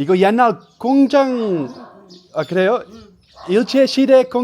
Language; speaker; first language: Korean; non-native, learner; Dutch